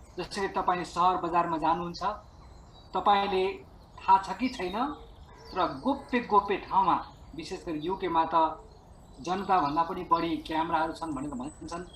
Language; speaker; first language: Nepali; native; Nepali